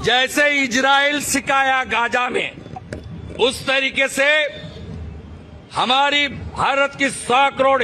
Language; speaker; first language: Hindi; non-native, local second language; Bangla